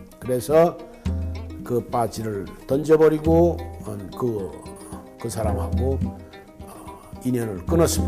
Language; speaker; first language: Korean; native; Korean